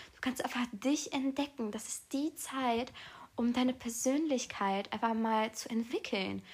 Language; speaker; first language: German; early bilingual, other home language; Polish